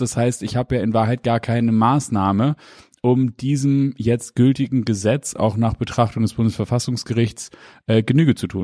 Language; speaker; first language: German; native; German